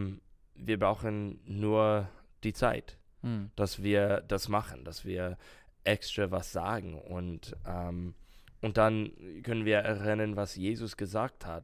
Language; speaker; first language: German; non-native, learner; English